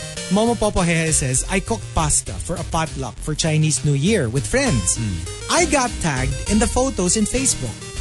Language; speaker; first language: English; non-native, local second language; Filipino